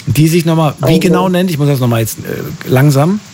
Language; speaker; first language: German; native; German